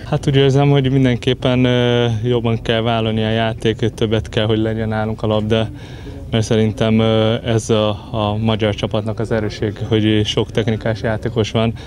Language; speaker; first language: Hungarian; non-native, fluent; Portuguese